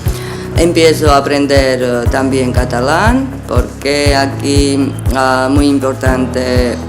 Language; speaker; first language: Spanish; non-native, learner; Georgian